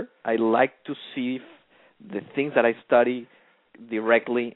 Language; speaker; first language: English; non-native, fluent; Spanish